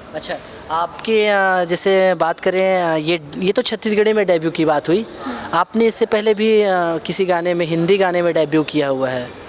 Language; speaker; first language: Hindi; native; Hindi